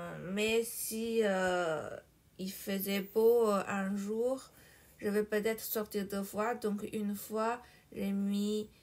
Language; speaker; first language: French; non-native, fluent; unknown